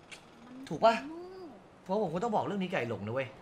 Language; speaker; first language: Thai; native; Thai